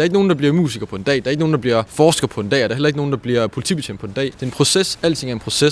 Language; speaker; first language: Danish; native; Danish